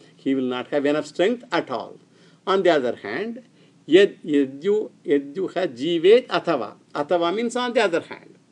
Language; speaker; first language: English; non-native, local second language; Tamil